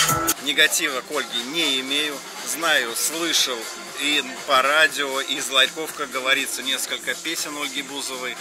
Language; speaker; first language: Russian; native; Russian